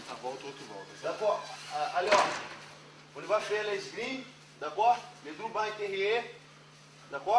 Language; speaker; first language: French; non-native, learner; Portuguese